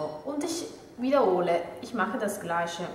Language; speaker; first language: German; non-native, learner; Italian